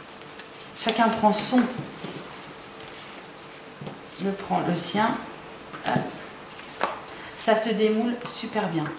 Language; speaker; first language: French; native; French